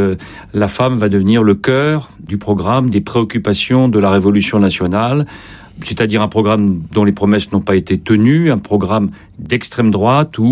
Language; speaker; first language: French; native; French